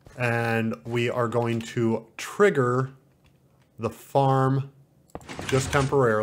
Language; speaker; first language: English; native; English